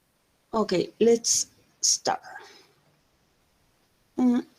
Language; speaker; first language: English; non-native, fluent; Spanish